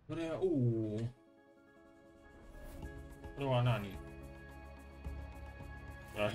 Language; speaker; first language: Japanese; non-native, fluent; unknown